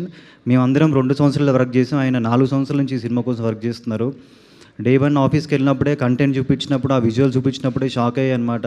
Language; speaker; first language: Telugu; native; Telugu